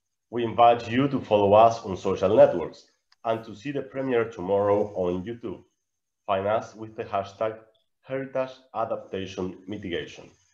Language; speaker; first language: English; non-native, fluent; Spanish